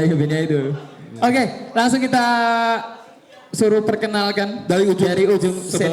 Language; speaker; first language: Indonesian; native; Indonesian